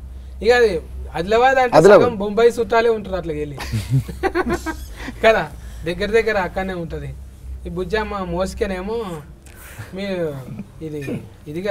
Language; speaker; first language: Telugu; native; Telugu